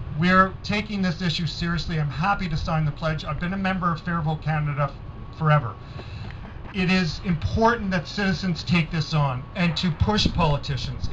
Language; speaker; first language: English; native; English